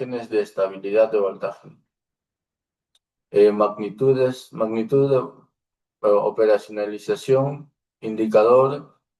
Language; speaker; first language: Spanish; native; Spanish